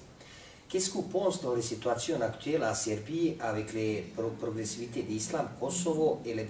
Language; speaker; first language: French; non-native, fluent; Serbian